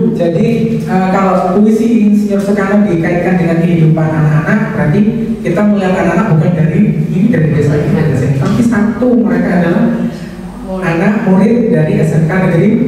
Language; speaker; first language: Indonesian; native; Indonesian